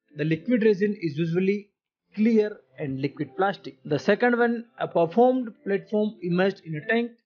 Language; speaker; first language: English; non-native, local second language; Hindi